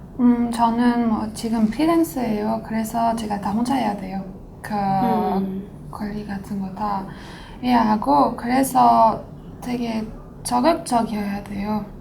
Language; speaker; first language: Korean; non-native, fluent; French